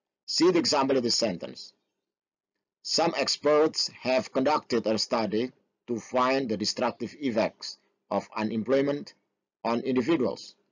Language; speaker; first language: English; non-native, fluent; Indonesian